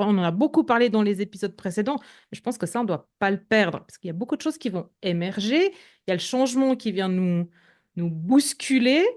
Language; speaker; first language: French; native; French